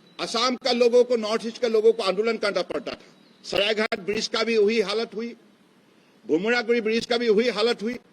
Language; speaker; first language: Hindi; non-native, local second language; Assamese